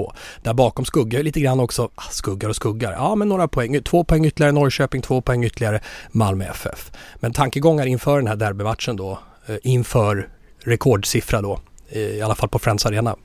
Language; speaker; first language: Swedish; native; Swedish